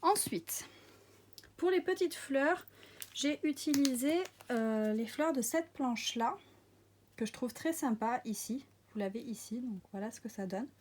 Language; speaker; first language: French; native; French